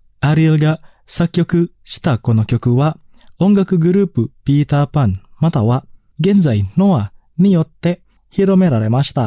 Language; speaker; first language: Japanese; non-native, fluent; Indonesian